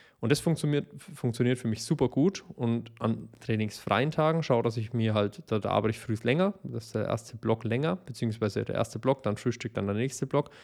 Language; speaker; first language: German; native; German